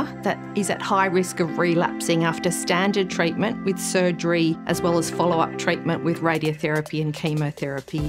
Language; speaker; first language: English; native; English